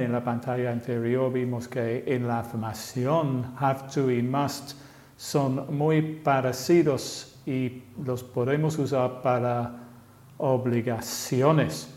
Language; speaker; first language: Spanish; non-native, fluent; English